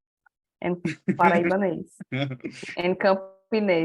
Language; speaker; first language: English; non-native, learner; Portuguese